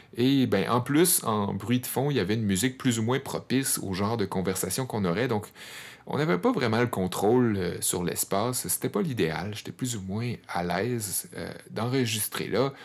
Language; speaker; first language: French; native; French